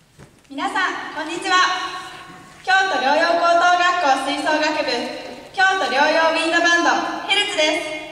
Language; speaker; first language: Japanese; native; Japanese